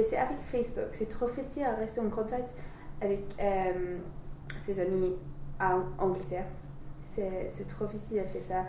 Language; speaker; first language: French; non-native, learner; English